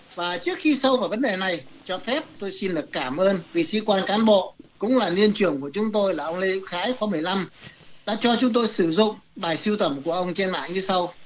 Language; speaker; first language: Vietnamese; native; Vietnamese